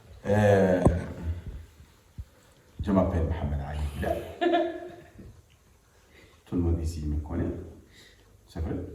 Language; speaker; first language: French; non-native, local second language; Arabic